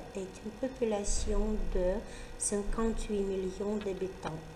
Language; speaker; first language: French; non-native, fluent; Ukrainian